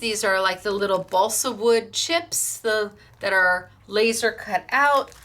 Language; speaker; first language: English; native; English